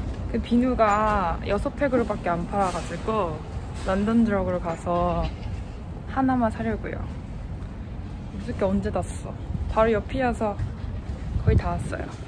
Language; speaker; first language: Korean; native; Korean